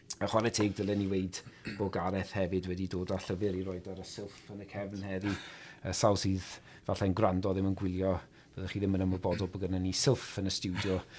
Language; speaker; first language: Welsh; native; Welsh